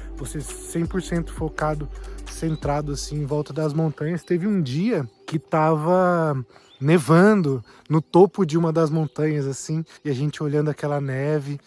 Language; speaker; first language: Portuguese; native; Portuguese